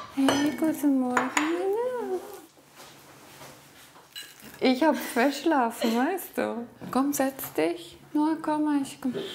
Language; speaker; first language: German; native; German